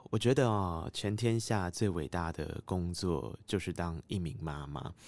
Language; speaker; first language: Chinese; native; Chinese